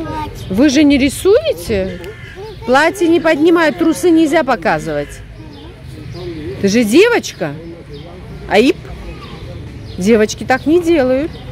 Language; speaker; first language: Russian; native; Russian